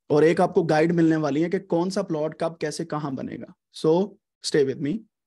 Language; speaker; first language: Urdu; native; Urdu